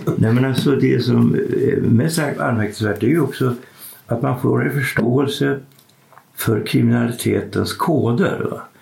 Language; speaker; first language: Swedish; native; Swedish